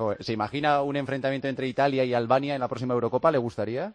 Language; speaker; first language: Spanish; native; Spanish